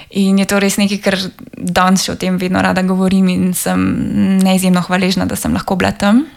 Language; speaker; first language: Slovenian; native; Slovenian